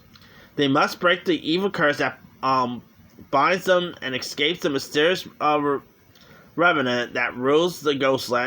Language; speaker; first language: English; native; English